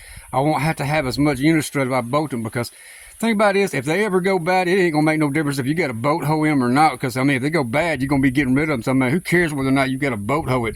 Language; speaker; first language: English; native; English